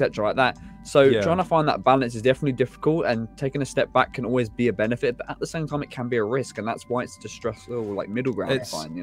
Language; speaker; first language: English; native; English